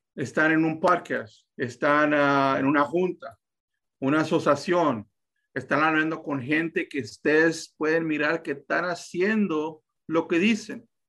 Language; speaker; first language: Spanish; early bilingual, heritage; Spanish